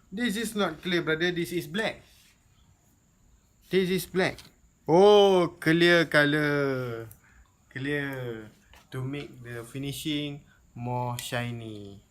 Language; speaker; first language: English; non-native, local second language; Malay